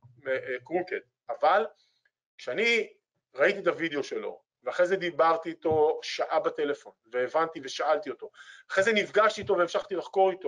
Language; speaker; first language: Hebrew; native; Hebrew